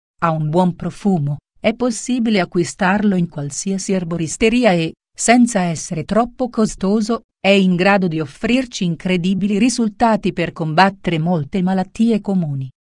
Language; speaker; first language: Italian; native; Italian